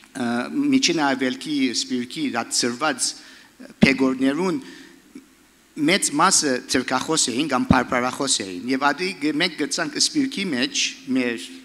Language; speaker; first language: Armenian; early bilingual, heritage; Armenian